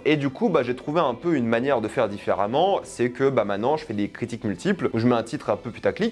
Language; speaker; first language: French; native; French